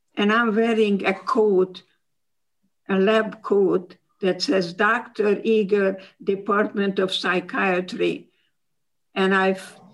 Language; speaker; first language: English; non-native, fluent; Hungarian